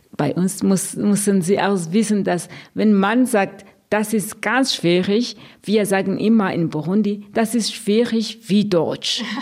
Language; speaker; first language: German; non-native, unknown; Rundi